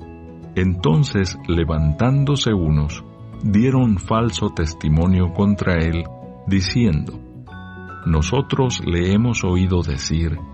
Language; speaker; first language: Spanish; native; Spanish